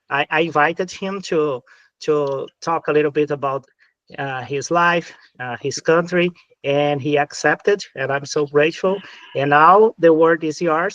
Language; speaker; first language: English; non-native, fluent; Portuguese